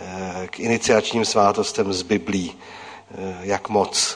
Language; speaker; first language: Czech; native; Czech